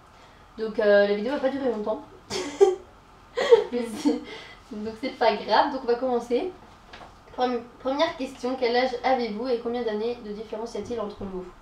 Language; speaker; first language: French; native; French